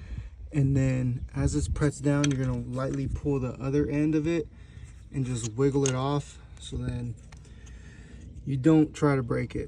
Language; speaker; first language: English; native; English